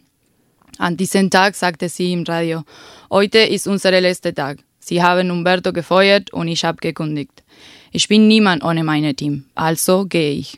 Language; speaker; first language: German; non-native, fluent; Spanish